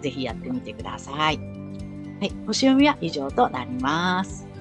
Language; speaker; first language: Japanese; native; Japanese